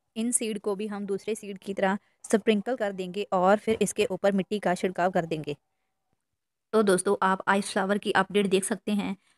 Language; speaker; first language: Hindi; non-native, local second language; Punjabi